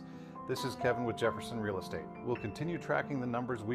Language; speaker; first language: English; native; English